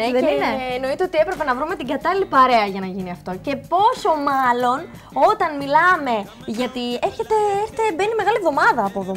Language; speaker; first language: Greek; native; Greek